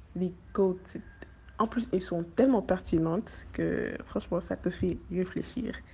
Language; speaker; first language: French; non-native, local second language; Wolof